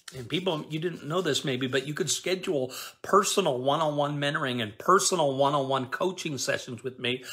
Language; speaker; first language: English; native; English